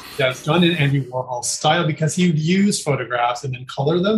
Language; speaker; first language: English; native; English